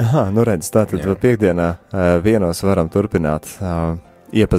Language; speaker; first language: Latvian; native; Latvian